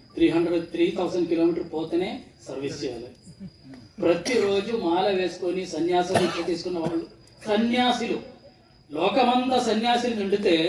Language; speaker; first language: Telugu; non-native, fluent; Malayalam